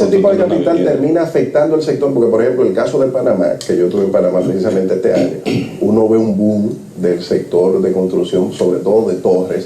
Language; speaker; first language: Spanish; native; Spanish